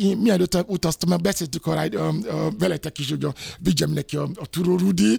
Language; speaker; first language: Hungarian; non-native, fluent; Yoruba